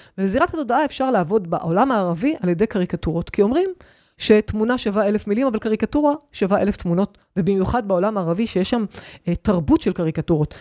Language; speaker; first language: Hebrew; native; Hebrew